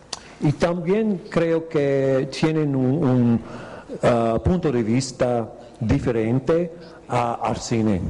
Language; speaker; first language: Spanish; non-native, fluent; English